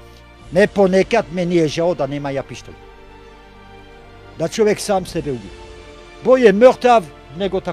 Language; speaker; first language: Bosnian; non-native, learner; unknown